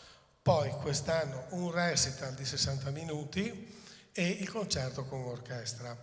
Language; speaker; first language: Italian; native; Italian